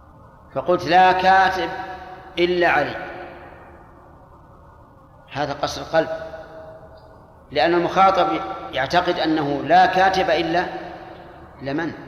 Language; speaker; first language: Arabic; native; Arabic